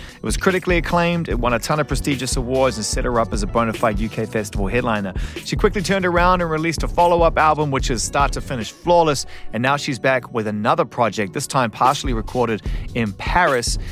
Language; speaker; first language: English; native; English